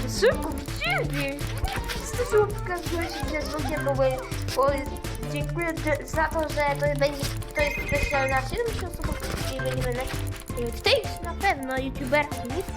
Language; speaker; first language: Polish; early bilingual, other home language; Ukrainian